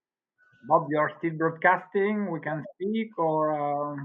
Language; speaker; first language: English; non-native, learner; Spanish